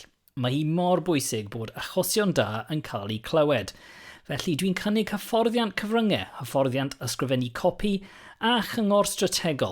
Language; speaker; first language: Welsh; non-native, local second language; English